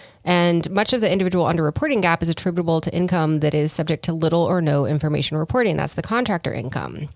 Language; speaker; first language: English; native; English